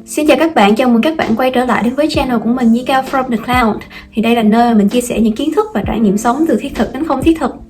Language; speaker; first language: Vietnamese; native; Vietnamese